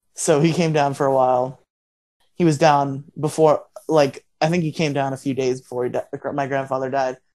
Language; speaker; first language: English; native; English